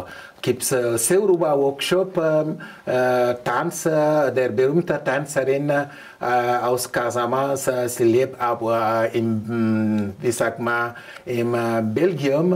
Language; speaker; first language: German; non-native, learner; Mandingo